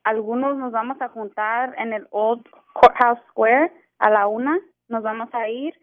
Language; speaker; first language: Spanish; early bilingual, heritage; Spanish